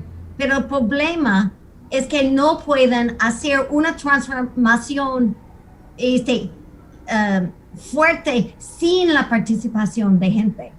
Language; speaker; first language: Spanish; non-native, fluent; English